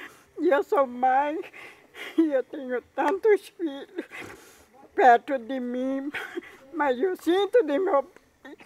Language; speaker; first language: Portuguese; non-native, local second language; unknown